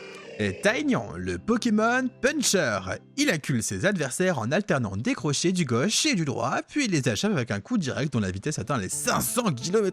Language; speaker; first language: French; native; French